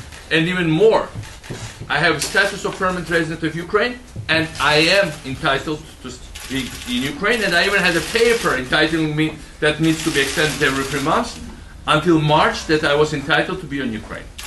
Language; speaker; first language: English; non-native, fluent; Georgian